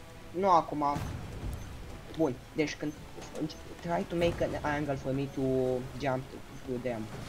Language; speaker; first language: English; non-native, fluent; Romanian